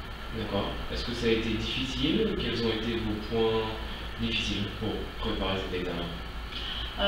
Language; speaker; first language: French; native; French